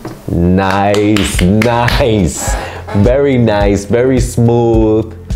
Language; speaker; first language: English; early bilingual, other home language; Spanish